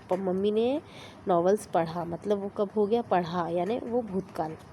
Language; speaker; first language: Hindi; non-native, local second language; Marathi